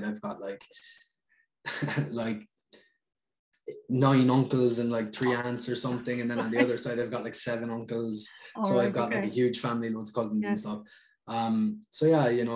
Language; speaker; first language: English; native; English